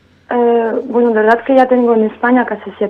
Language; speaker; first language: Spanish; non-native, fluent; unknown